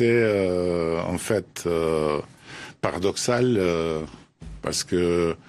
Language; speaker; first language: French; non-native, fluent; Albanian